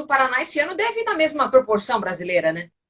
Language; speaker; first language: Portuguese; native; Portuguese